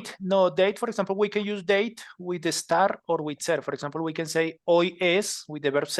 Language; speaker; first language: English; non-native, fluent; Spanish